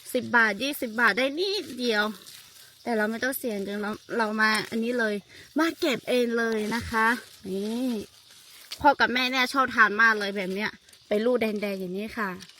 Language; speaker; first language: Thai; non-native, local second language; Lahu